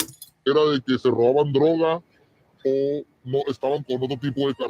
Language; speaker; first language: Spanish; native; Spanish